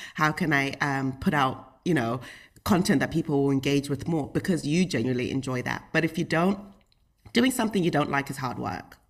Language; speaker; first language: English; native; English